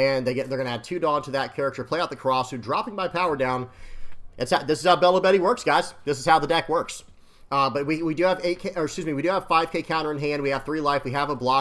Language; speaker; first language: English; native; English